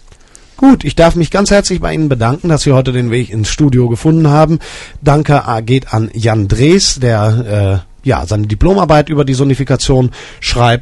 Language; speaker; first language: German; native; German